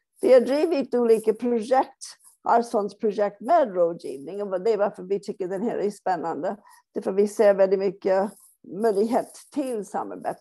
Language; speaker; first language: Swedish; non-native, fluent; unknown